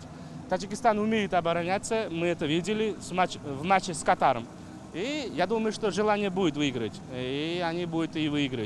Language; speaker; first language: Russian; non-native, fluent; Uzbek